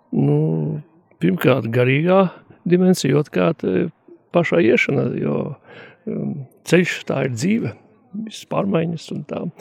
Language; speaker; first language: Latvian; native; Latvian